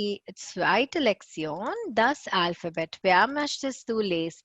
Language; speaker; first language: German; non-native, fluent; Tamil